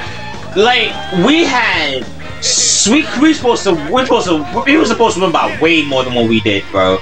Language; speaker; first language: English; native; English